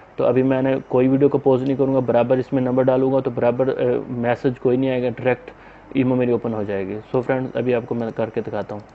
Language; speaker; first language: Urdu; non-native, local second language; Punjabi